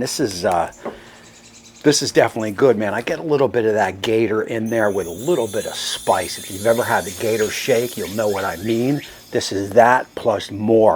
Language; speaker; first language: English; native; English